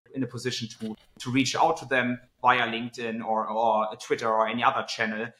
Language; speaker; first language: English; non-native, fluent; German